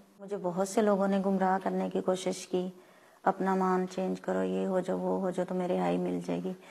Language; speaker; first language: Urdu; non-native, local second language; Punjabi